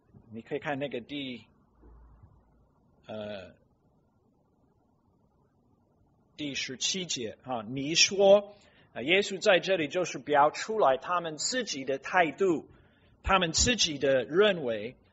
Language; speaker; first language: Chinese; non-native, fluent; English